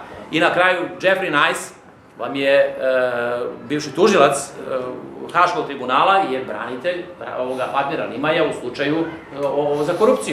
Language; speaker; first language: Serbian; native; Serbian